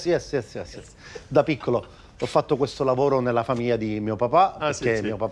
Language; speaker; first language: Italian; native; Italian